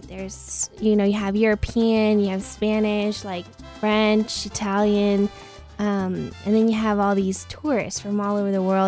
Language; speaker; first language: English; early bilingual, other home language; Spanish